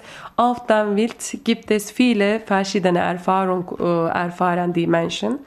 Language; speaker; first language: German; non-native, learner; Turkish